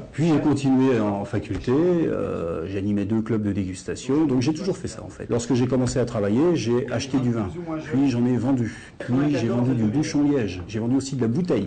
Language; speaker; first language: French; native; French